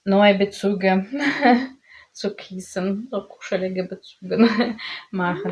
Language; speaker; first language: German; non-native, learner; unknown